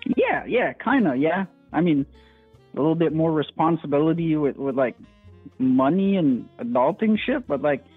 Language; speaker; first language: English; non-native, fluent; French